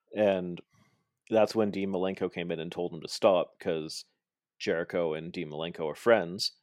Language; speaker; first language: English; native; English